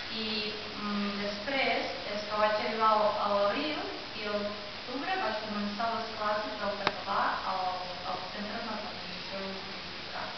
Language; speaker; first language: Catalan; non-native, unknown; Ukrainian